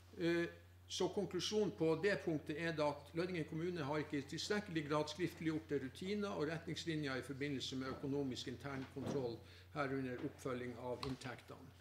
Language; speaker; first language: Norwegian; native; Norwegian